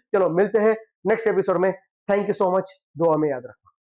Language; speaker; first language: Hindi; non-native, local second language; Marathi